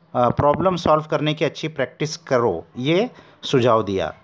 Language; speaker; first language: Hindi; non-native, local second language; Marathi